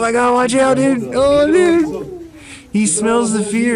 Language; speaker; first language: English; native; English